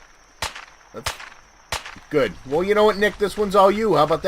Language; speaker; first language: English; native; English